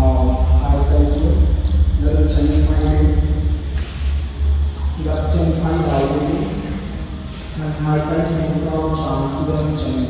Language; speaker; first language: Vietnamese; non-native, learner; Hindi